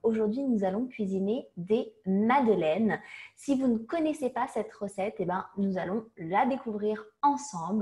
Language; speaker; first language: French; native; French